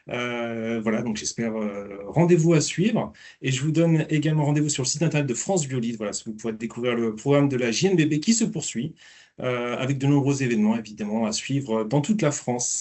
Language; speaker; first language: French; native; French